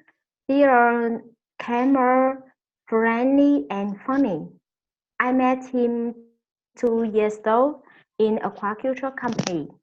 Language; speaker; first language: English; non-native, learner; Vietnamese